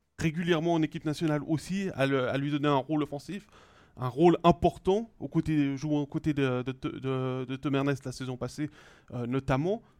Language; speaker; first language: French; native; French